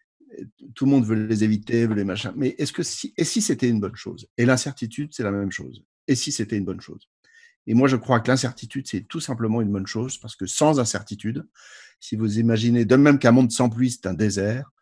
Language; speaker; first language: French; native; French